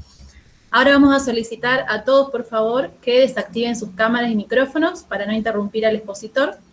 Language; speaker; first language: Spanish; native; Spanish